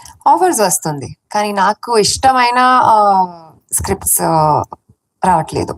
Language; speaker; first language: Telugu; non-native, fluent; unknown